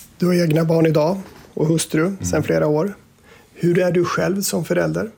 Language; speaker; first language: Swedish; native; Swedish